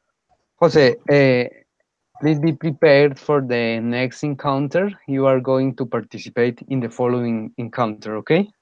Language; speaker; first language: English; non-native, fluent; Spanish